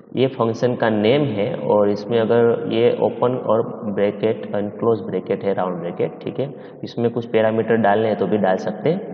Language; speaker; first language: Hindi; non-native, local second language; Gujarati